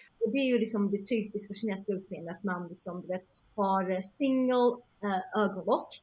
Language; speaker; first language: Swedish; early bilingual, other home language; Chinese